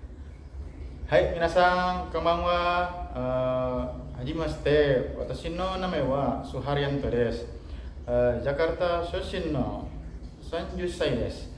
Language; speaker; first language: Japanese; non-native, learner; Indonesian